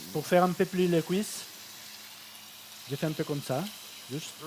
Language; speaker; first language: French; non-native, fluent; Catalan